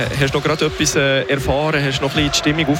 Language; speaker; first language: German; native; German